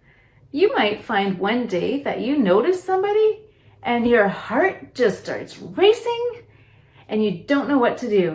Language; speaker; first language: English; native; English